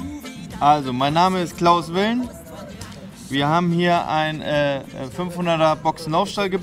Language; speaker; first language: German; native; German